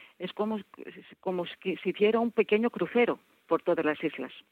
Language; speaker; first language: Spanish; non-native, fluent; Greek